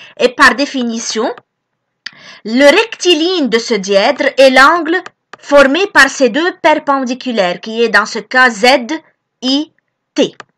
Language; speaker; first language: French; non-native, local second language; Arabic